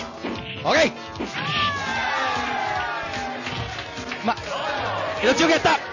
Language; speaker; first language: Japanese; native; Japanese